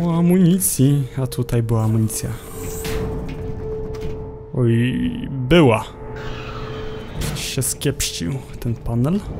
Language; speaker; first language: Polish; native; Polish